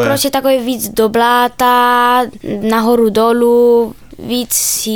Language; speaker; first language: Czech; early bilingual, heritage; Czech